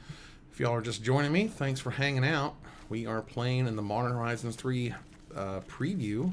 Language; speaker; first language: English; native; English